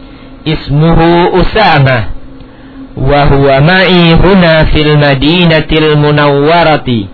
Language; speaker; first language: Arabic; non-native, fluent; Indonesian